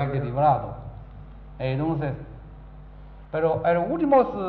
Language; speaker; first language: Spanish; non-native, learner; Chinese